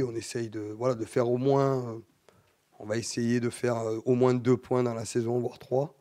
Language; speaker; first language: French; native; French